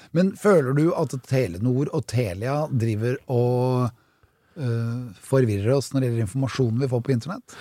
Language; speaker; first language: Norwegian; native; Norwegian